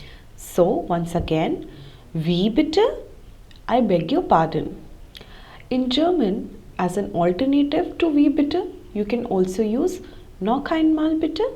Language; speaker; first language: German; non-native, fluent; Hindi